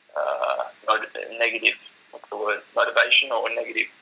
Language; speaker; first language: English; native; English